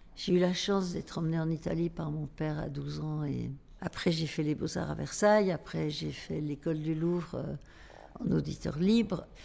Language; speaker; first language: French; native; French